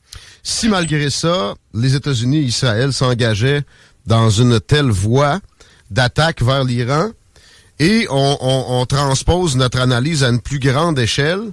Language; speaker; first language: French; native; French